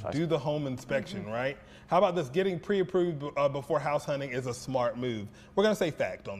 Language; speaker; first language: English; native; English